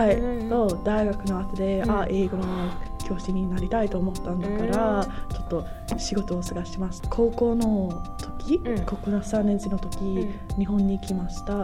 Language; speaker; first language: Japanese; non-native, learner; English